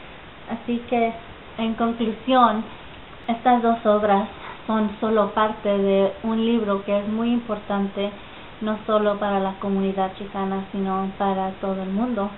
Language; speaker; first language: Spanish; early bilingual, heritage; Spanish